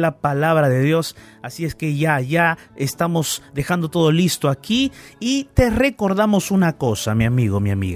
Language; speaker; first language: Spanish; native; Spanish